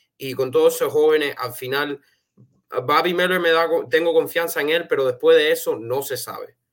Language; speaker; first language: Spanish; early bilingual, heritage; Spanish